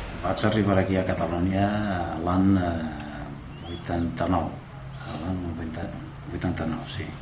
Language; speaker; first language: Catalan; non-native, fluent; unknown